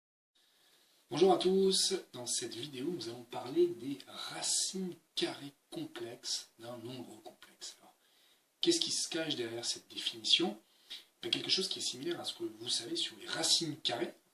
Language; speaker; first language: French; native; French